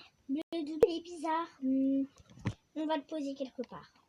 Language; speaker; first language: French; native; French